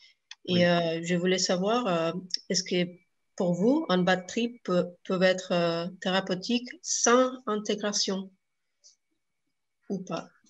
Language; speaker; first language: French; non-native, fluent; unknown